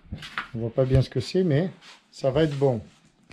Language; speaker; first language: French; native; French